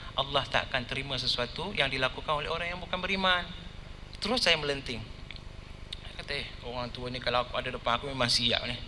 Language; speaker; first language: Malay; non-native, local second language; Tamil